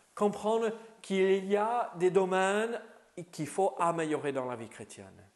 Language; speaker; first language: French; native; French